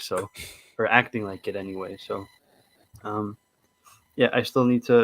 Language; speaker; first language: English; native; English